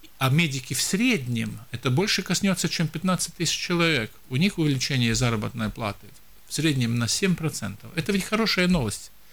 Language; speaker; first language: Russian; non-native, local second language; Latvian